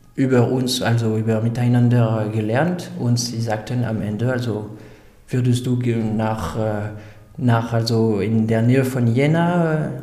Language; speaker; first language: German; non-native, fluent; French